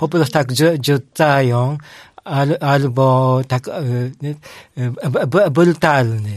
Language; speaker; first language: Polish; non-native, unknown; Japanese